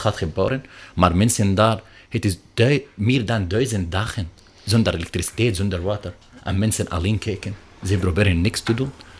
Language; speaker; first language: Dutch; non-native, learner; Arabic